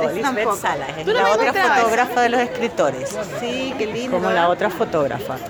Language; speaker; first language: Spanish; native; Spanish